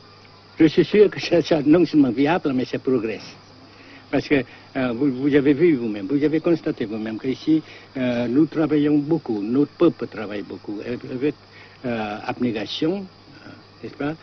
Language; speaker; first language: French; non-native, local second language; Vietnamese